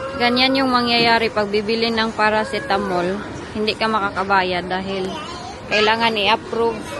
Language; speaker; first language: Filipino; non-native, local second language; Cebuano